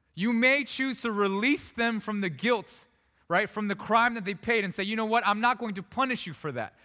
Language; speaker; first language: English; early bilingual, other home language; Korean